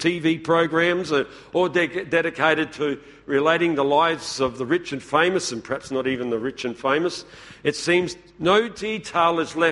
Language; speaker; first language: English; native; English